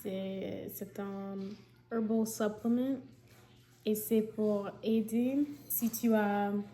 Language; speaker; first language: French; non-native, fluent; English